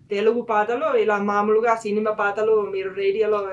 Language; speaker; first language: Telugu; non-native, fluent; Finnish